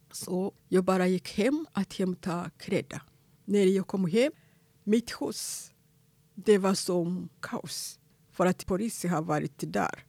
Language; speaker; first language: Swedish; non-native, fluent; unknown